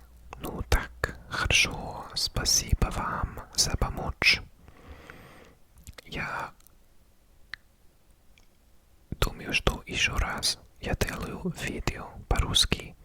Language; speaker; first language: Russian; non-native, learner; English